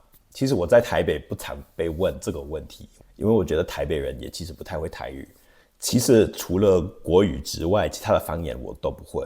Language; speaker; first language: Chinese; non-native, fluent; English